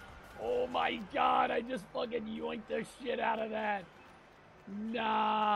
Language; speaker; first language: English; native; English